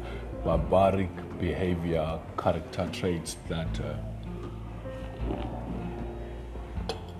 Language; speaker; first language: English; non-native, local second language; Xhosa